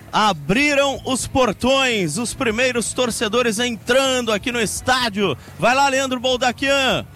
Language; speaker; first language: Portuguese; native; Portuguese